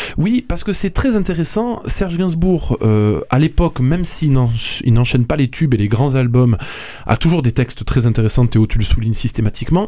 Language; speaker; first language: French; native; French